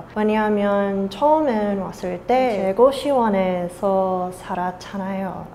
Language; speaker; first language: Korean; non-native, learner; English